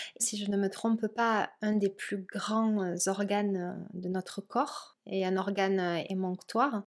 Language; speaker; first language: French; native; French